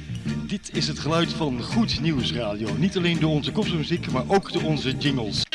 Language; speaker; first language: Dutch; native; Dutch